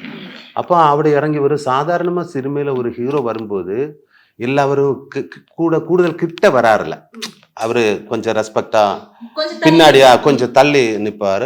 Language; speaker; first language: Tamil; non-native, learner; Malayalam